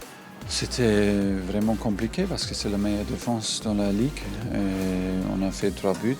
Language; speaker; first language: French; non-native, fluent; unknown